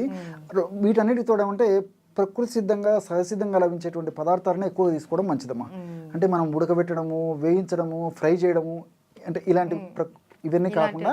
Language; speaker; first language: Telugu; native; Telugu